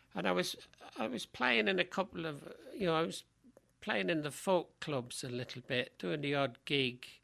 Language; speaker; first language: English; native; English